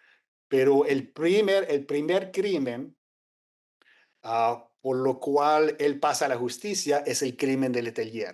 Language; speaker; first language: Spanish; non-native, fluent; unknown